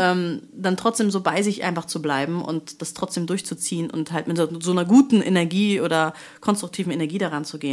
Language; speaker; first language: German; native; German